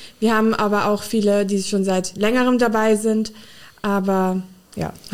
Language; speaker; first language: German; early bilingual, other home language; Urdu